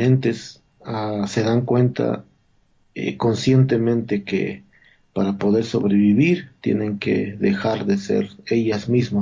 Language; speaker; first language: Spanish; non-native, local second language; Zapotec